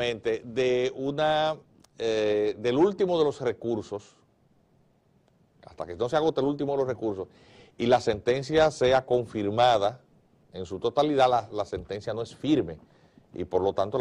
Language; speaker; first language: Spanish; native; Spanish